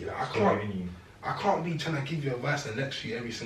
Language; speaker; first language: English; native; English